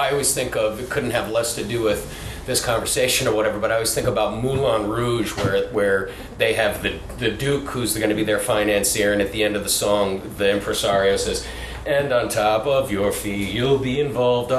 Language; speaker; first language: English; native; English